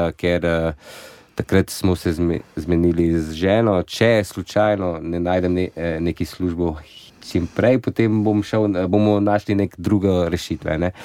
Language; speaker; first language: Slovenian; non-native, fluent; Portuguese